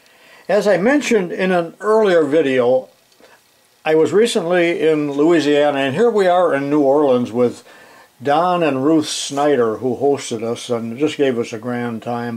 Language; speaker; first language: English; native; English